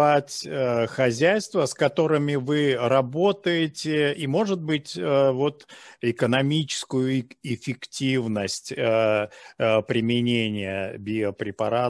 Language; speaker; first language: Russian; native; Russian